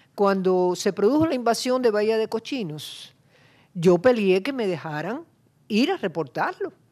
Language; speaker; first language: Spanish; native; Spanish